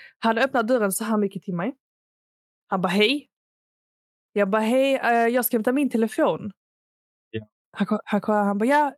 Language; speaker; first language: Swedish; early bilingual, other home language; Arabic